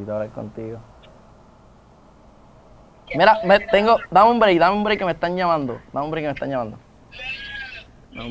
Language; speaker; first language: Spanish; native; Spanish